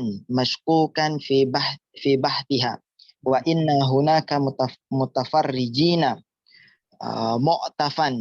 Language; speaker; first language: Arabic; non-native, learner; Indonesian